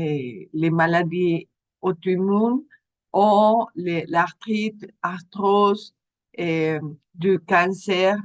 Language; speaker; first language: French; non-native, fluent; Spanish